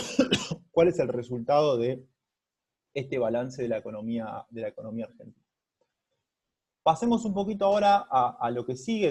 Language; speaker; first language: Spanish; native; Spanish